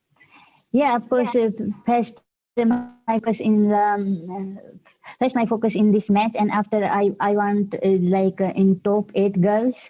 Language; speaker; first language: English; non-native, learner; Hindi